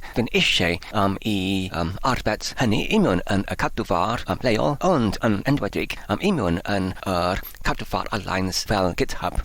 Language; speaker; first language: Welsh; non-native, learner; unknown